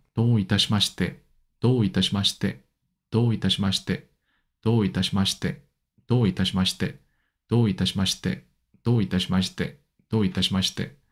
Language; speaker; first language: Japanese; non-native, learner; Korean